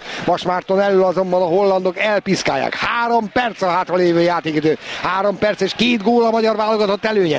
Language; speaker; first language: Hungarian; native; Hungarian